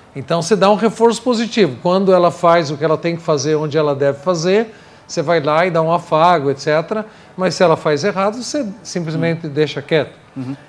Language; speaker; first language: Portuguese; non-native, fluent; English